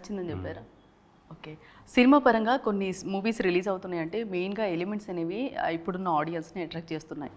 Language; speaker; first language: Telugu; native; Telugu